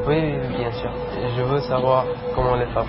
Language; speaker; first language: French; non-native, learner; Persian